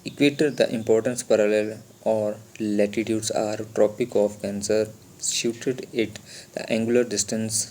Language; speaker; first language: English; non-native, local second language; Punjabi